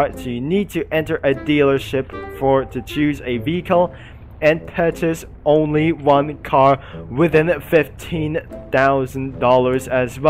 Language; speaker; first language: English; non-native, learner; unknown